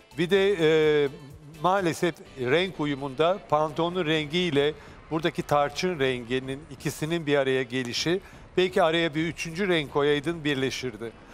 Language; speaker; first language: Turkish; native; Turkish